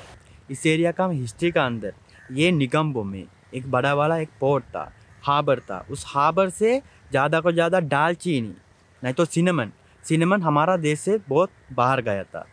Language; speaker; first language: Hindi; non-native, fluent; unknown